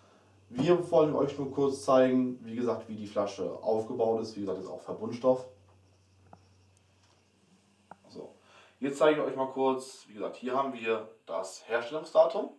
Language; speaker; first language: German; native; German